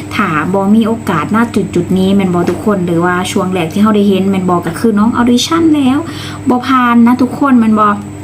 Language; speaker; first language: Thai; native; Thai